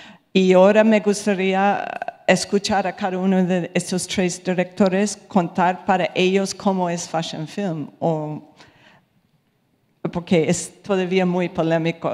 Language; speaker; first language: Spanish; non-native, fluent; English